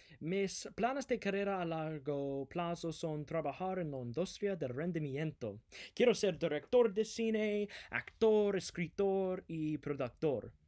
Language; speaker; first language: Spanish; non-native, learner; English